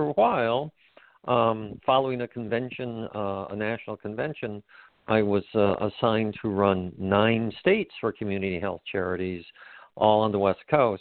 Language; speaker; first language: English; native; English